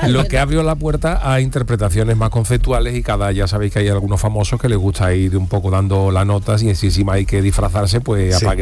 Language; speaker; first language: Spanish; native; Spanish